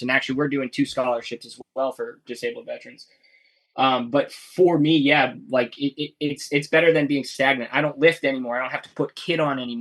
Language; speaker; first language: English; native; English